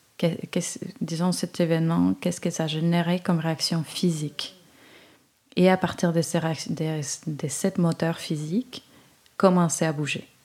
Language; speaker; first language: French; non-native, fluent; Spanish